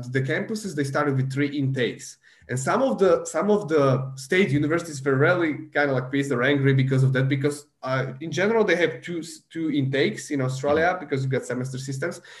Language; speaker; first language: English; non-native, fluent; Slovak